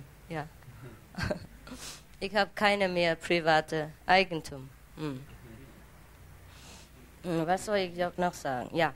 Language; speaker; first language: German; non-native, learner; Vietnamese